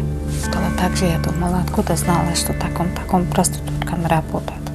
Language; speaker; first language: Russian; non-native, learner; Uzbek